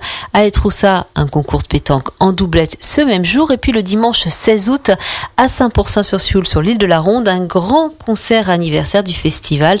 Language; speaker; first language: French; native; French